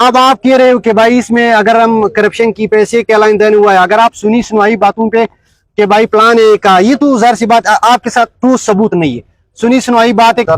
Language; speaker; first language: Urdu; non-native, local second language; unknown